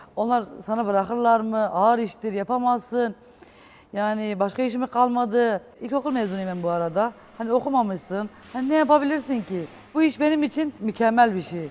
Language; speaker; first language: Turkish; native; Turkish